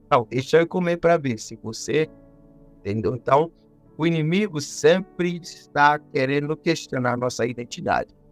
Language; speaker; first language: Portuguese; non-native, fluent; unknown